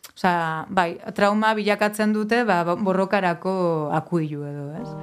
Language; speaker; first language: Basque; native; Basque